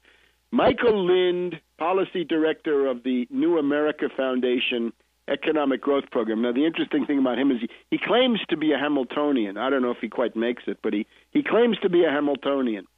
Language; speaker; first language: English; native; English